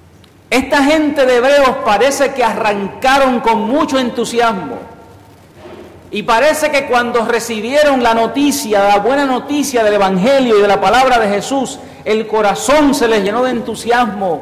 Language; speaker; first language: Spanish; native; Spanish